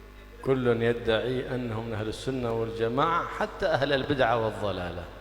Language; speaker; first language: Arabic; native; Arabic